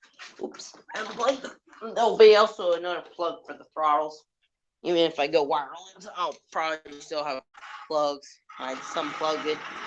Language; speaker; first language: English; native; English